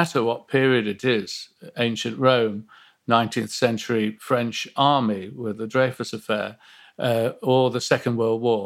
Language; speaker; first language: English; native; English